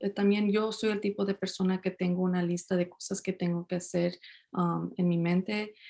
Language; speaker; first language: Spanish; early bilingual, heritage; Spanish